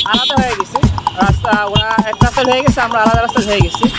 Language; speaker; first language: Bangla; native; Bangla